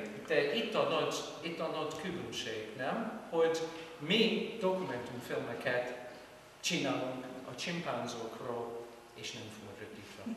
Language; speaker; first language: Hungarian; non-native, fluent; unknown